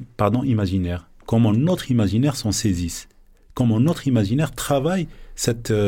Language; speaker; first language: French; non-native, local second language; Arabic